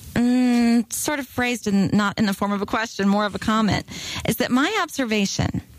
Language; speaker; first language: English; native; English